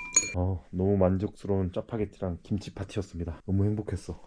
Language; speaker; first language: Korean; native; Korean